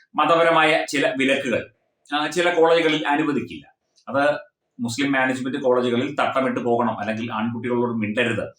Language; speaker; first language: Malayalam; native; Malayalam